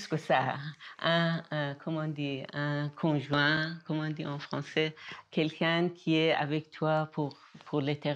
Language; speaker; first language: French; non-native, fluent; Persian